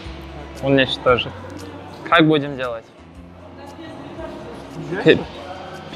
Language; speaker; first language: Russian; non-native, local second language; Kazakh